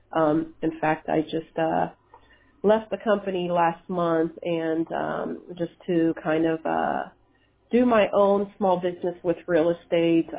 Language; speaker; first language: English; early bilingual, other home language; Spanish